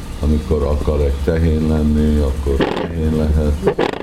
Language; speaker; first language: Hungarian; early bilingual, heritage; Hungarian